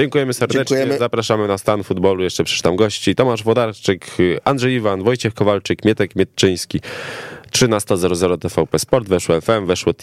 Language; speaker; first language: Polish; native; Polish